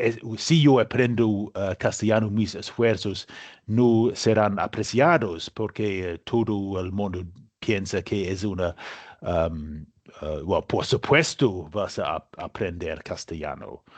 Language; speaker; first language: Spanish; non-native, learner; English